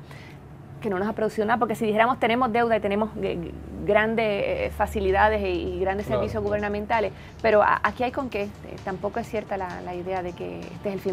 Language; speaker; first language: Spanish; native; Spanish